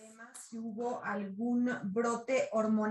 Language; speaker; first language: Spanish; native; Spanish